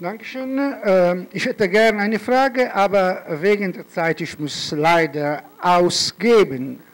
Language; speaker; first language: German; non-native, fluent; Italian